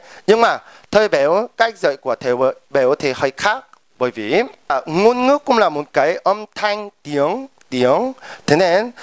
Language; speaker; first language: Vietnamese; non-native, fluent; Korean